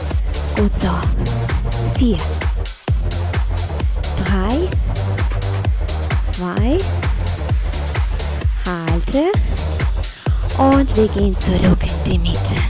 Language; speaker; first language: German; native; German